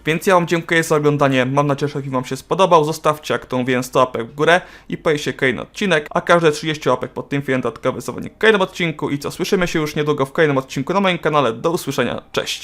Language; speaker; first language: Polish; native; Polish